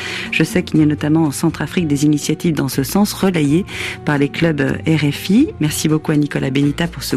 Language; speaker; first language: French; native; French